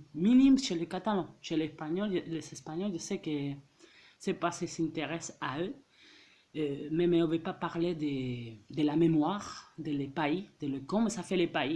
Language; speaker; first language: French; non-native, fluent; Catalan